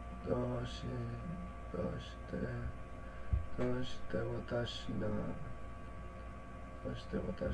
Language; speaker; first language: Japanese; non-native, learner; English